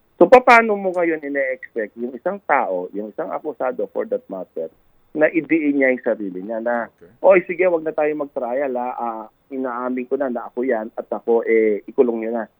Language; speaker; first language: Filipino; native; Filipino